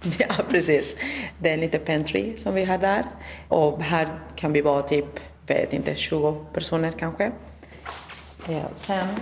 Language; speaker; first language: Swedish; non-native, fluent; Spanish